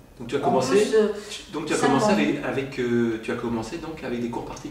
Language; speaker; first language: French; native; French